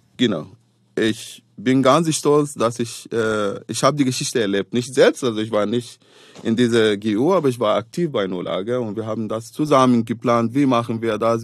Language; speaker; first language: German; non-native, fluent; Arabic